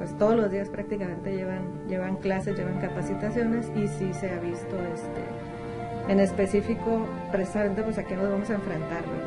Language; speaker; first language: Spanish; native; Spanish